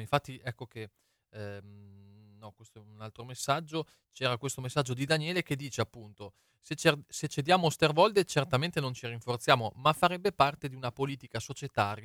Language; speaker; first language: Italian; native; Italian